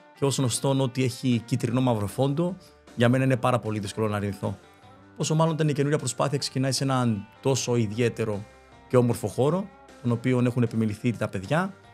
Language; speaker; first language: Greek; early bilingual, other home language; Spanish